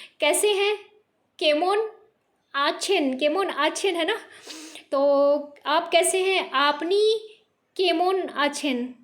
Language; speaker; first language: Hindi; native; Hindi